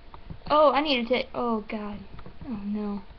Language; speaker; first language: English; native; English